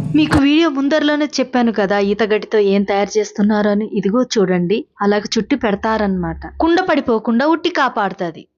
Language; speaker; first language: Telugu; non-native, local second language; Koya